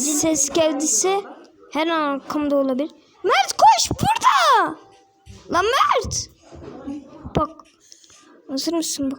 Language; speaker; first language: Turkish; native; Turkish